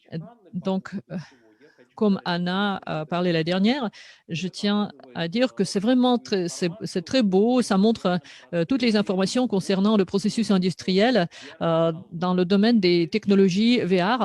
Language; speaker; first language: French; non-native, fluent; Russian